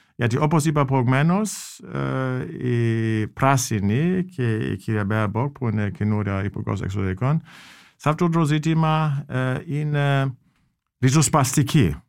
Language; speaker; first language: Greek; non-native, fluent; German